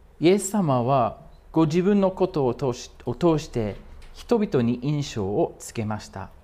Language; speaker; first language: Japanese; non-native, fluent; English